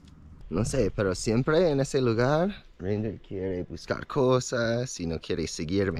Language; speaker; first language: Spanish; non-native, fluent; English